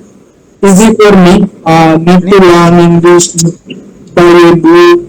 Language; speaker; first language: English; non-native, learner; Bangla